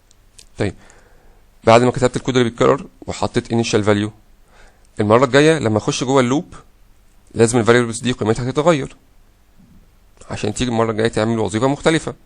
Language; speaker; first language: Arabic; native; Arabic